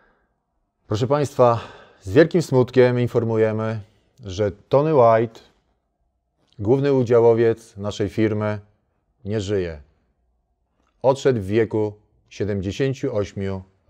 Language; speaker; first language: Polish; native; Polish